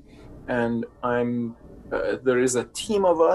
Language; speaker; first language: English; non-native, fluent; Persian